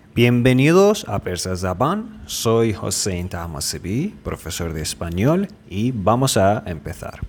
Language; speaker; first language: Spanish; non-native, fluent; Persian